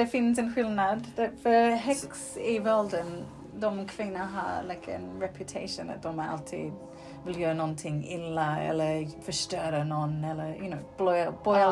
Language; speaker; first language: Swedish; non-native, fluent; English